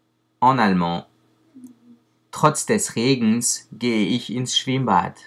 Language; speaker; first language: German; non-native, fluent; French